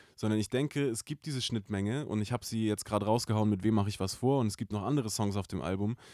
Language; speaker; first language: German; native; German